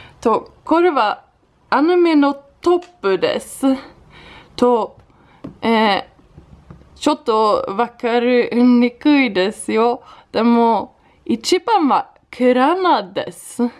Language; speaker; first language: Japanese; non-native, learner; Swedish